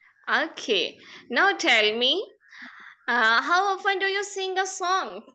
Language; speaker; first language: English; non-native, fluent; Urdu